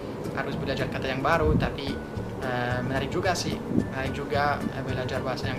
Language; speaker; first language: Indonesian; non-native, fluent; French